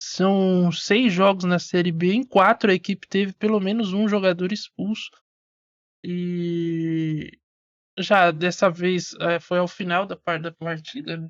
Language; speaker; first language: Portuguese; native; Portuguese